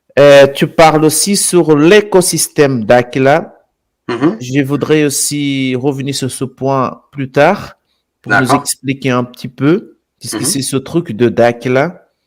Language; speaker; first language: French; non-native, fluent; Portuguese